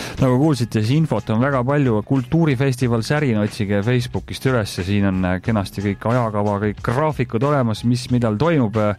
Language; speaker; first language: Estonian; native; Estonian